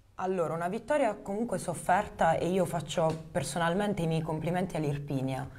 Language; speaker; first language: Italian; native; Italian